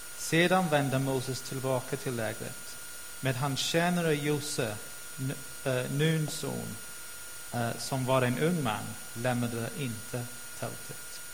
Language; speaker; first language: Swedish; non-native, fluent; English